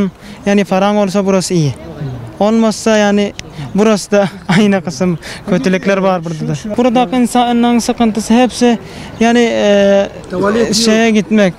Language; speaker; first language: Turkish; non-native, fluent; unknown